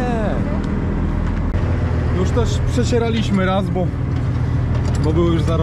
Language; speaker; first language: Polish; native; Polish